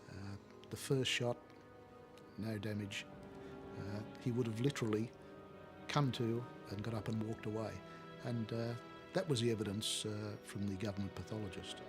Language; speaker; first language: English; native; English